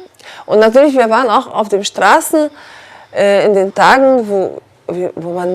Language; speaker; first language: German; non-native, learner; Arabic